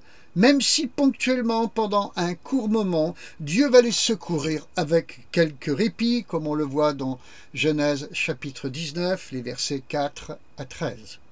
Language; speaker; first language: French; native; French